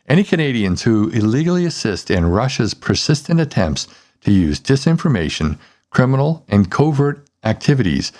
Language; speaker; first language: English; native; English